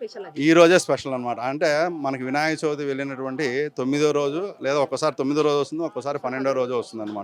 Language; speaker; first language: Telugu; native; Telugu